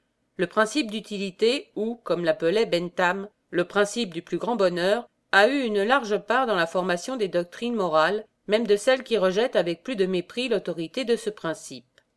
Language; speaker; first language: French; native; French